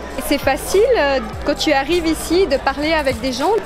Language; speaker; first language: French; native; French